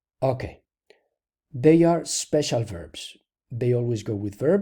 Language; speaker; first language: English; non-native, fluent; Spanish